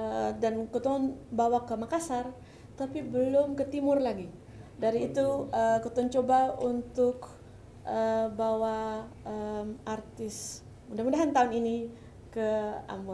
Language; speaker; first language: Indonesian; early bilingual, heritage; Dutch